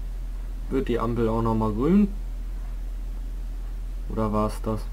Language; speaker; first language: German; native; German